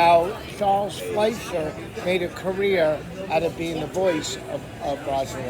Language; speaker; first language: English; native; English